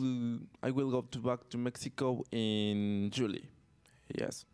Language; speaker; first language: English; non-native, learner; Spanish